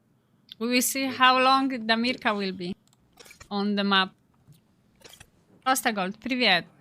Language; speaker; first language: English; non-native, learner; Polish